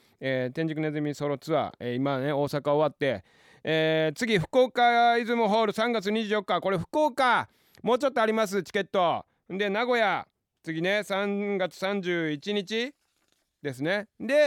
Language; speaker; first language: Japanese; native; Japanese